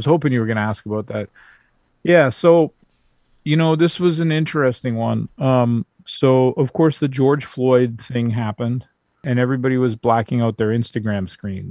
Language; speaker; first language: English; native; English